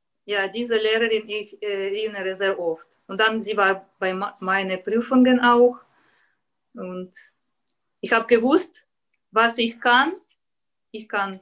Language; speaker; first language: German; non-native, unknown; Russian